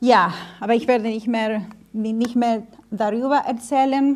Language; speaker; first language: German; non-native, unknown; Spanish